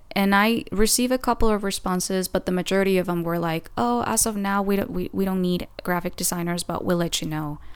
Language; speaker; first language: English; non-native, fluent; Spanish